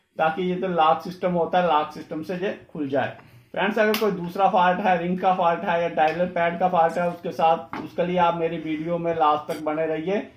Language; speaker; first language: Hindi; non-native, local second language; Dogri